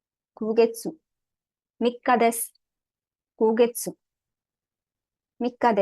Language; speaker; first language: Japanese; non-native, learner; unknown